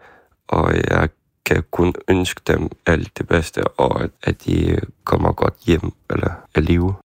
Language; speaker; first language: Danish; non-native, fluent; Ukrainian